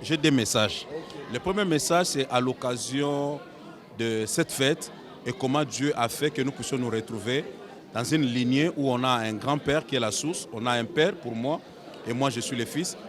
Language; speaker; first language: French; non-native, local second language; Lingala